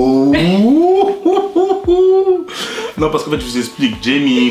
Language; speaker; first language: French; native; French